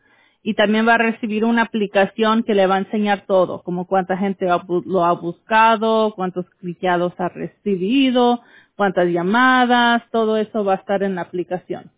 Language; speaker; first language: Spanish; early bilingual, heritage; English